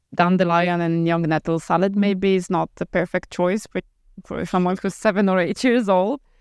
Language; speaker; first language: English; non-native, fluent; Polish